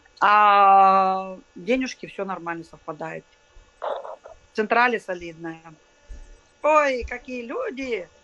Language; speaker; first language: Russian; native; Russian